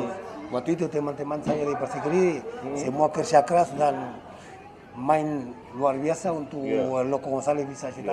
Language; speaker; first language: Indonesian; non-native, fluent; Spanish